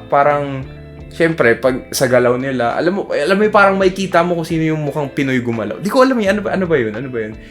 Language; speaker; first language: Filipino; native; Filipino